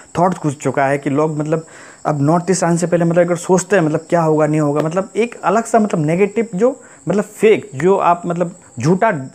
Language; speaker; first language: Hindi; non-native, local second language; Assamese